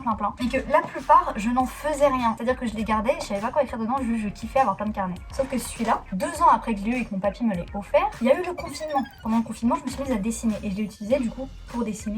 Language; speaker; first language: French; native; French